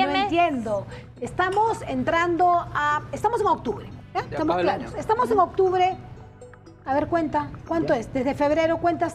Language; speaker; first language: Spanish; native; Spanish